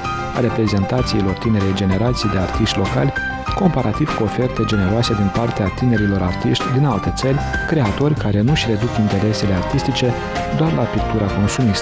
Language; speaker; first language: Romanian; native; Romanian